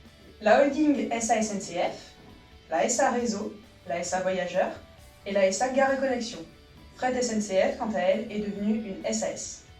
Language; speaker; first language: French; native; French